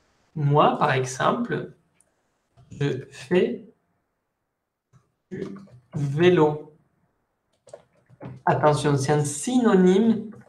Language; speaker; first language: French; non-native, fluent; Spanish